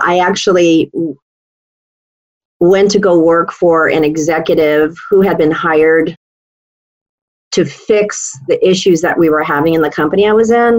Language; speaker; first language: English; native; English